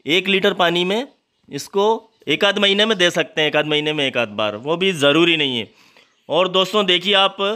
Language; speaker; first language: Hindi; native; Hindi